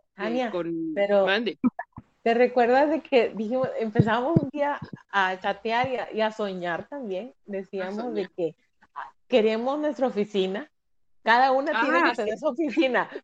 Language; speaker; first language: Spanish; native; Spanish